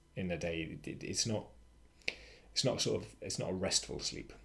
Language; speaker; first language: English; native; English